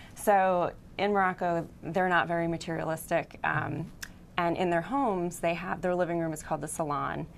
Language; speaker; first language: English; native; English